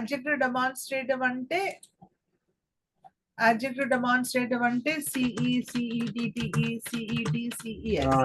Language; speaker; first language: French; non-native, fluent; Telugu